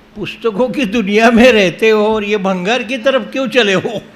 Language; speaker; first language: Hindi; non-native, local second language; Marathi